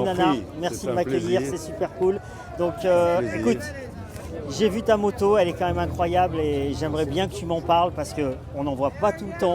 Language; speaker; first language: French; native; French